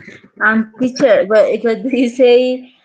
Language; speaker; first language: English; non-native, learner; Spanish